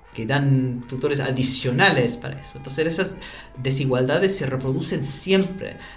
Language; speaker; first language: Spanish; non-native, fluent; English